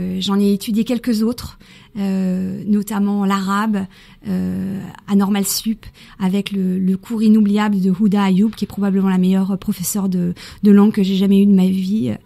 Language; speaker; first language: French; early bilingual, other home language; Spanish